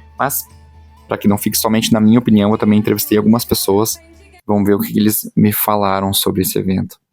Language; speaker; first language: Portuguese; native; Portuguese